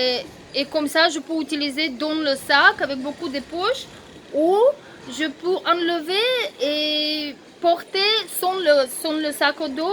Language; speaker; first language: French; non-native, fluent; Russian